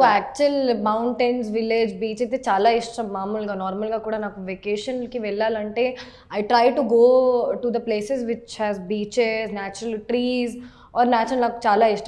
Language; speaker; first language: Telugu; non-native, local second language; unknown